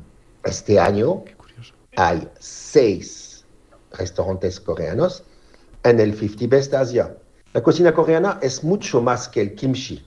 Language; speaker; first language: Spanish; non-native, fluent; Korean